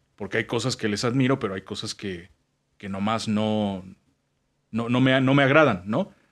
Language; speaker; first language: Spanish; native; Spanish